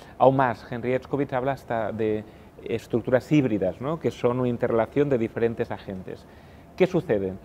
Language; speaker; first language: Spanish; non-native, local second language; Catalan